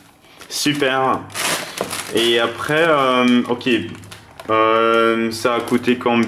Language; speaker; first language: French; non-native, fluent; German